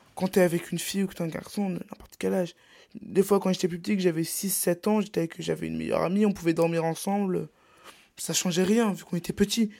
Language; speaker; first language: French; native; French